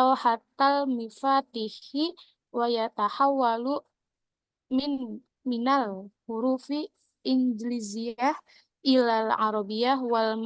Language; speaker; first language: Arabic; non-native, learner; Indonesian